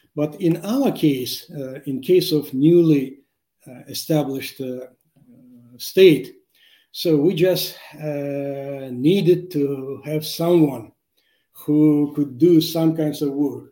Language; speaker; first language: English; non-native, fluent; Uzbek